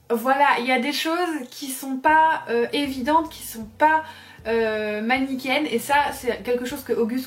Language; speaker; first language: French; native; French